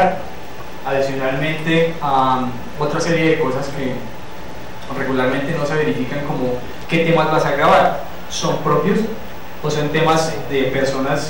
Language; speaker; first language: Spanish; native; Spanish